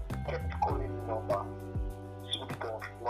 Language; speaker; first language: English; non-native, local second language; Yoruba